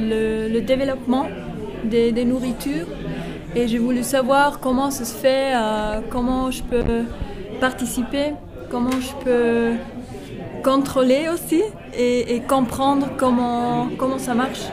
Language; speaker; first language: French; non-native, local second language; German